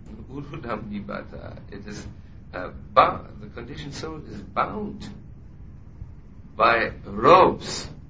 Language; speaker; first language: English; non-native, fluent; German